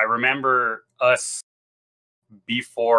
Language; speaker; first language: English; non-native, fluent; French